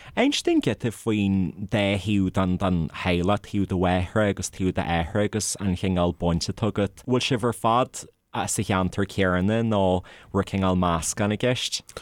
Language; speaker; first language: Irish; native; Irish